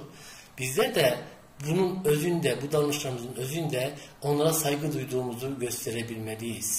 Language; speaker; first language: Turkish; native; Turkish